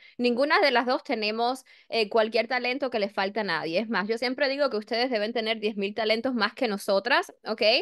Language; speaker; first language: Spanish; early bilingual, heritage; Spanish